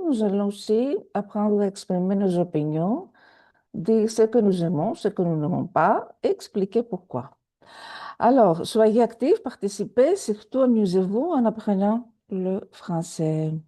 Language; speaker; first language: French; non-native, fluent; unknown